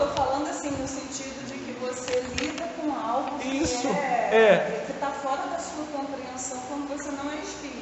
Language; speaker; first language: Portuguese; native; Portuguese